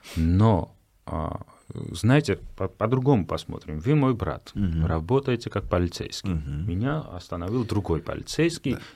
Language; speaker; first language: Russian; non-native, fluent; Georgian